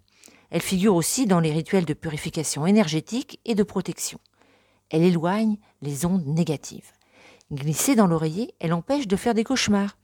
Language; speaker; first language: French; native; French